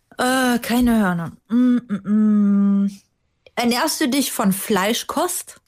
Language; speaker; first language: German; early bilingual, other home language; Russian